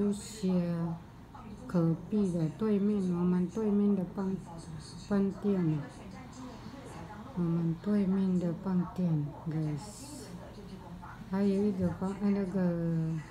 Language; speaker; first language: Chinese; non-native, fluent; Filipino